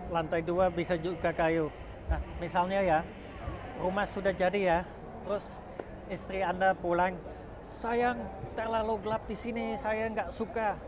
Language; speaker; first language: Indonesian; non-native, fluent; Dutch